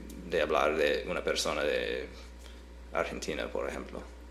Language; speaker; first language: Spanish; non-native, fluent; English